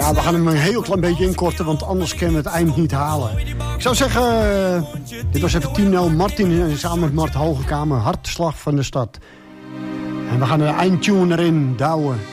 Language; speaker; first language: Dutch; native; Dutch